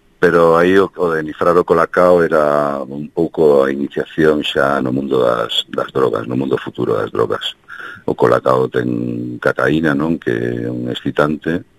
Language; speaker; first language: Galician; early bilingual, heritage; Galician